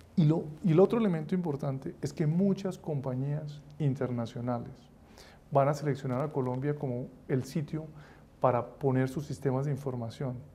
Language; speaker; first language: Spanish; native; Spanish